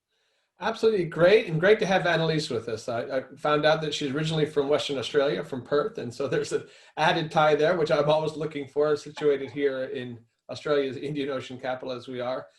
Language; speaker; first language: English; native; English